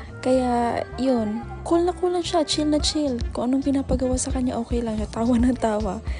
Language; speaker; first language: Filipino; native; Filipino